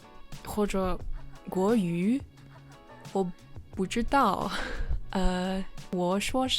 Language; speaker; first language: Chinese; non-native, learner; English